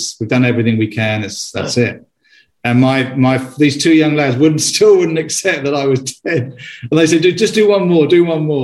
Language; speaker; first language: English; native; English